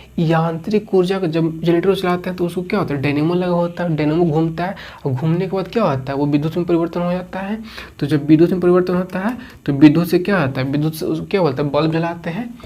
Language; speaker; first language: Hindi; native; Hindi